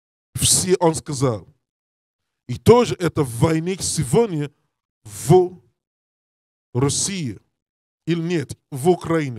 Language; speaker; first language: Russian; non-native, learner; English